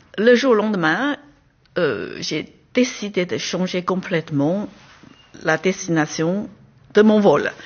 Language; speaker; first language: French; non-native, fluent; Chinese